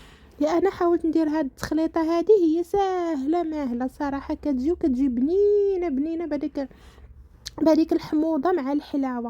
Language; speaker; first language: Arabic; native; Arabic